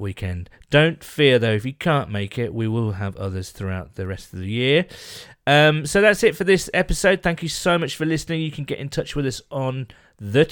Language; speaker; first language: English; native; English